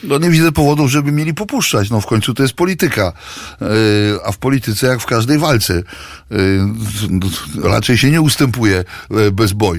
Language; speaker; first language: Polish; native; Polish